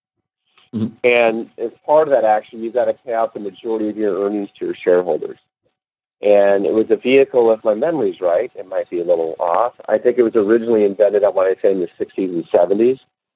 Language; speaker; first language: English; native; English